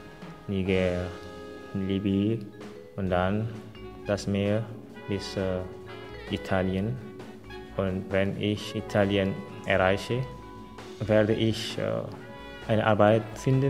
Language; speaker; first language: German; non-native, fluent; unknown